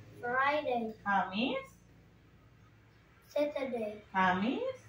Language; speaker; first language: English; non-native, learner; Indonesian